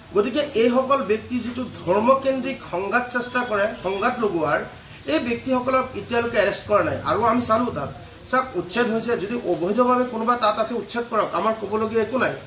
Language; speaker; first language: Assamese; non-native, local second language; Bangla